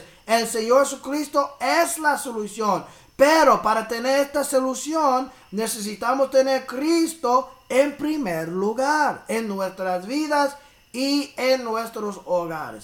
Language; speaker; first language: Spanish; early bilingual, heritage; English